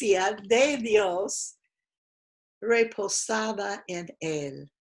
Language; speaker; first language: Spanish; non-native, fluent; English